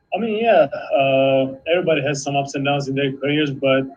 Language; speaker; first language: English; non-native, fluent; Turkish